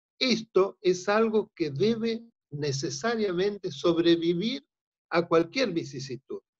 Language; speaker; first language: Spanish; native; Spanish